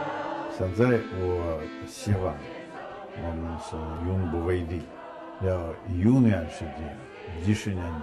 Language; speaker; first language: Chinese; non-native, fluent; Russian